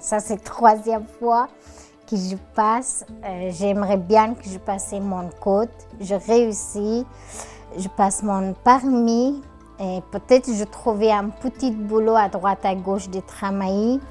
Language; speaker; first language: French; non-native, learner; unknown